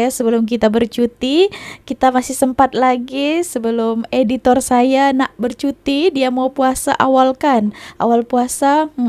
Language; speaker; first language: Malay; non-native, local second language; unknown